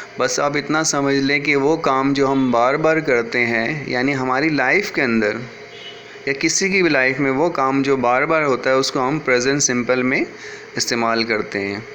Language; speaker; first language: Urdu; native; Urdu